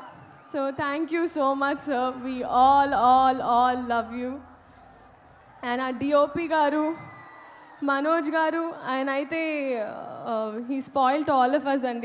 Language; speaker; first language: Telugu; non-native, fluent; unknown